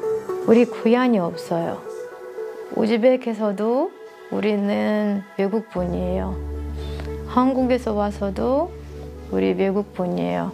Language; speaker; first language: Korean; non-native, learner; Russian